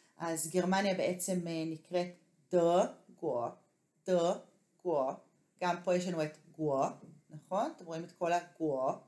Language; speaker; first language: Hebrew; native; Hebrew